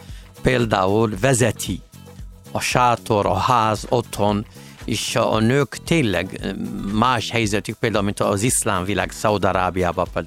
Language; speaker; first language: Hungarian; non-native, learner; Arabic